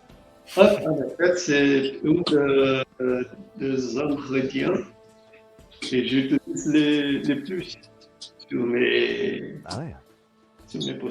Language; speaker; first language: French; non-native, learner; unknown